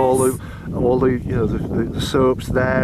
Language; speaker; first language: English; native; English